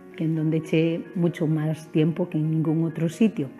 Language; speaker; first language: Spanish; native; Spanish